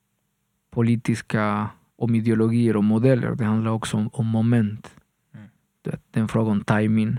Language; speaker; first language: Swedish; non-native, fluent; Spanish